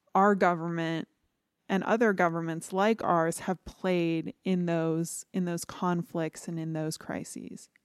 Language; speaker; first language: English; early bilingual, other home language; Filipino